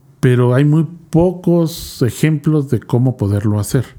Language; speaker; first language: Spanish; native; Spanish